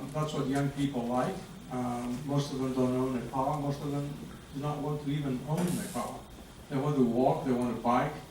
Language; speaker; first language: English; non-native, fluent; Greek